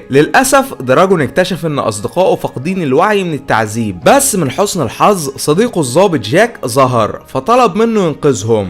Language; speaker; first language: Arabic; native; Arabic